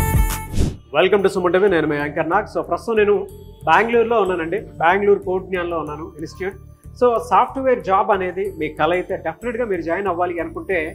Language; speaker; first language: Telugu; native; Telugu